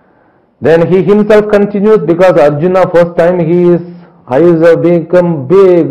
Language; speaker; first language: English; non-native, local second language; Telugu